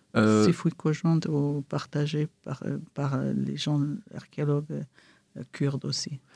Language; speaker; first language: French; non-native, fluent; Kurdish